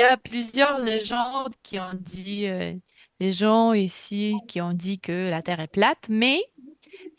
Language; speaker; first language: French; non-native, fluent; Russian